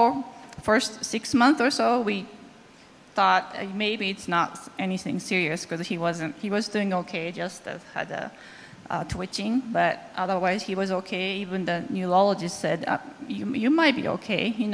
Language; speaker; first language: English; non-native, fluent; Japanese